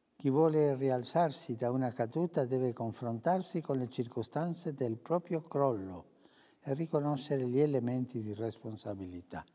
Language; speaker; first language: Italian; early bilingual, heritage; Spanish